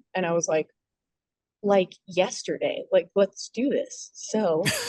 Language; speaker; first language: English; native; English